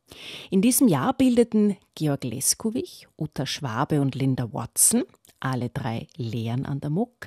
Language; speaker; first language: German; native; German